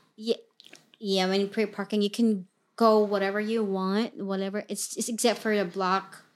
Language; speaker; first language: English; non-native, local second language; Cebuano